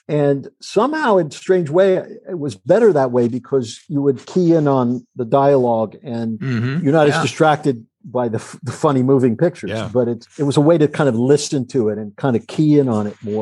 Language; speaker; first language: English; native; English